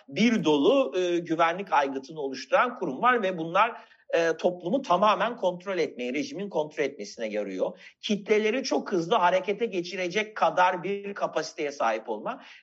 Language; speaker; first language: Turkish; native; Turkish